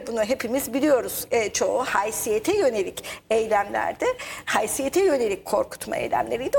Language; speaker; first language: Turkish; native; Turkish